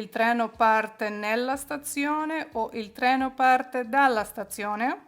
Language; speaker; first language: Italian; non-native, fluent; Ukrainian